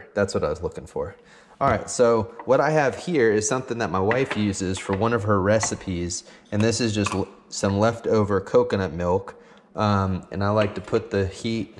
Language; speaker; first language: English; native; English